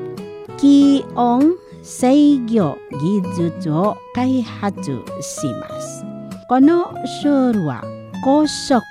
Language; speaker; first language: Japanese; non-native, fluent; Indonesian